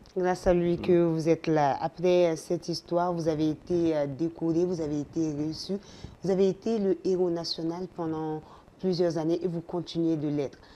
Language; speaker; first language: French; non-native, local second language; Bambara